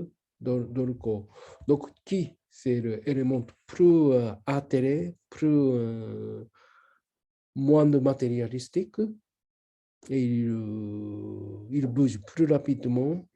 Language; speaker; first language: French; non-native, learner; Japanese